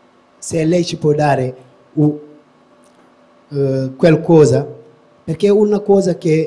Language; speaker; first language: Italian; non-native, fluent; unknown